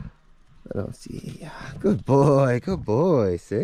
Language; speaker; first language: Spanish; non-native, fluent; English